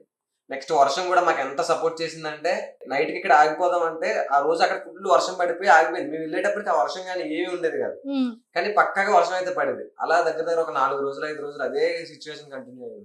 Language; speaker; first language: Telugu; native; Telugu